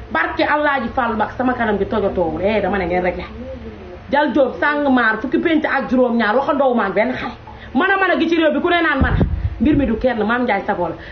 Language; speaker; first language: Wolof; non-native, local second language; Fula